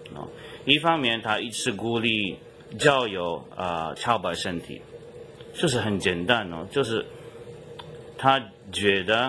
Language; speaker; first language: Chinese; non-native, fluent; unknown